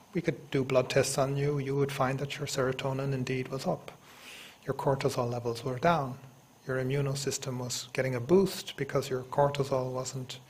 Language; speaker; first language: English; native; English